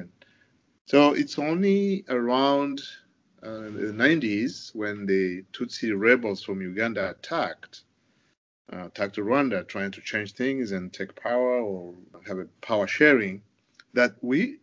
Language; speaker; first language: English; non-native, local second language; Kinyarwanda